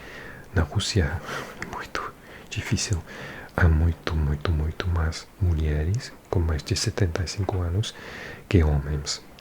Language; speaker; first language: Portuguese; non-native, learner; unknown